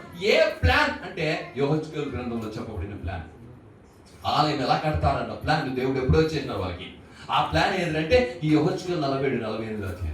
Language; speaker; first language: Telugu; native; Telugu